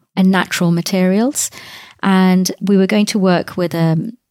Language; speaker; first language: English; native; English